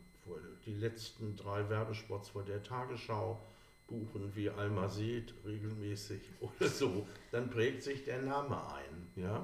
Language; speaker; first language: German; native; German